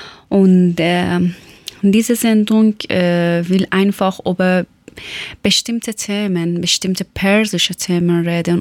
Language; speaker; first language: German; non-native, learner; Persian